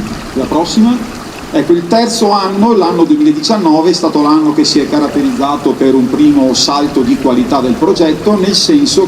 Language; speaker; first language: Italian; native; Italian